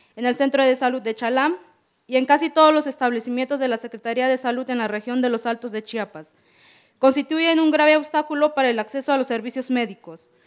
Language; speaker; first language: Spanish; non-native, local second language; Tzeltal